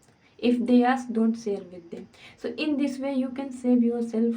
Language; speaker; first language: English; non-native, fluent; Hindi